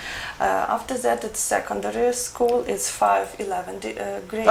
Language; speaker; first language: English; non-native, learner; Ukrainian